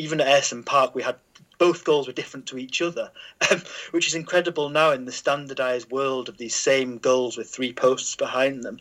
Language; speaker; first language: English; native; English